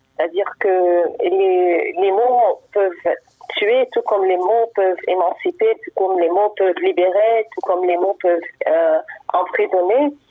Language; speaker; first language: French; non-native, fluent; Arabic